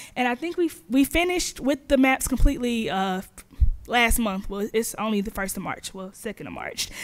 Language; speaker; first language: English; native; English